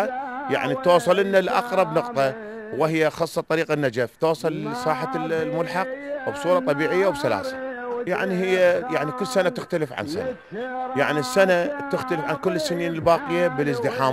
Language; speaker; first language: Arabic; native; Arabic